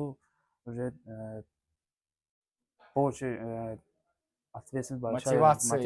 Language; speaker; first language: Russian; non-native, learner; Tajik